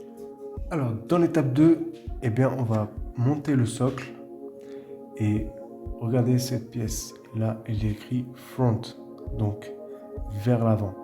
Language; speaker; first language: French; native; French